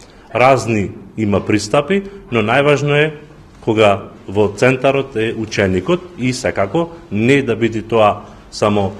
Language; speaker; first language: Macedonian; native; Macedonian